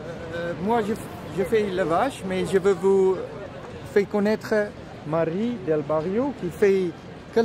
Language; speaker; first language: French; non-native, learner; Dutch